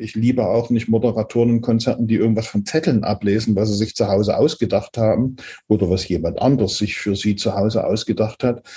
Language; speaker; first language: German; native; German